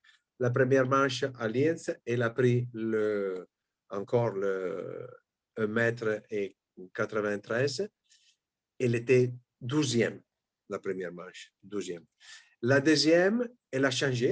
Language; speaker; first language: French; non-native, fluent; Italian